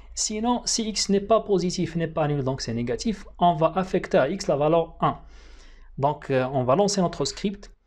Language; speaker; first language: French; non-native, local second language; Arabic